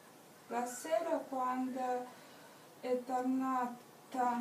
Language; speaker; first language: Italian; non-native, learner; Russian